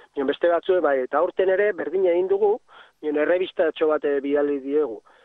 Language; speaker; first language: Basque; native; Basque